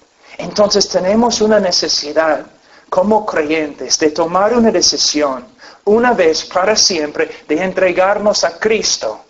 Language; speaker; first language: Spanish; non-native, fluent; English